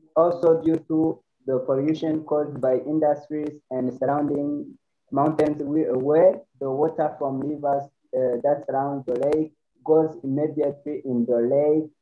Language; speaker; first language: English; non-native, learner; Rundi